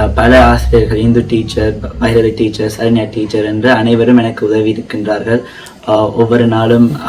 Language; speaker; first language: Tamil; early bilingual, heritage; Tamil